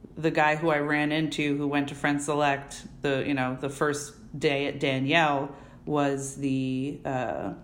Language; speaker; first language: English; native; English